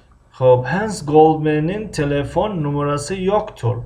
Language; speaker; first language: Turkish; non-native, fluent; Persian